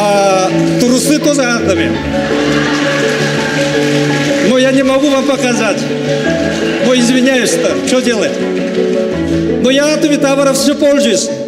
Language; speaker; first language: Russian; non-native, learner; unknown